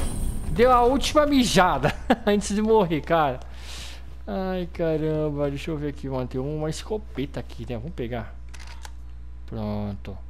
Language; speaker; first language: Portuguese; native; Portuguese